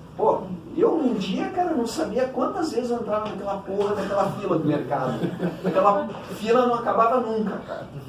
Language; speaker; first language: Portuguese; early bilingual, other home language; Cantonese